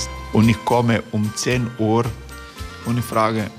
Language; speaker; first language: German; non-native, fluent; Croatian